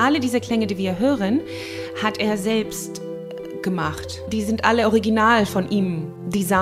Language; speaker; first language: German; non-native, fluent; Greek